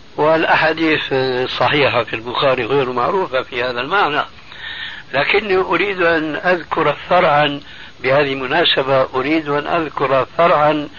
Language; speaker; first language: Arabic; early bilingual, other home language; Albanian